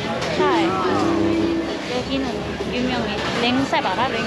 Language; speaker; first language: Korean; non-native, learner; Thai